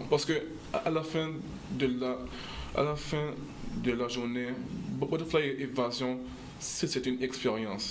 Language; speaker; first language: French; non-native, local second language; English